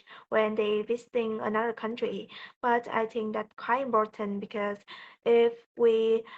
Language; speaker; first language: English; non-native, learner; Vietnamese